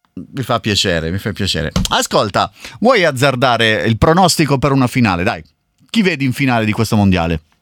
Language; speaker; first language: Italian; native; Italian